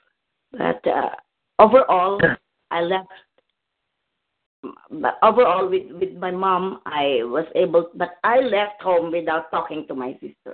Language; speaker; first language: English; non-native, local second language; Filipino